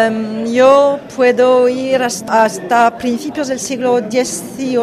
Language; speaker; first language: Spanish; early bilingual, heritage; French